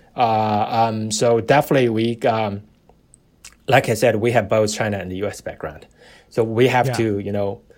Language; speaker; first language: English; non-native, fluent; Chinese